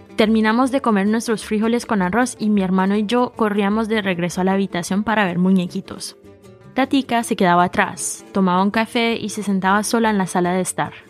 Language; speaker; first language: Spanish; early bilingual, heritage; Spanish